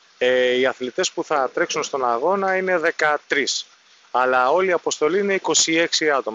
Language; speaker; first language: Greek; native; Greek